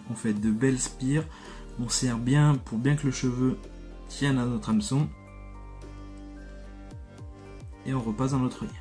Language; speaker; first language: French; native; French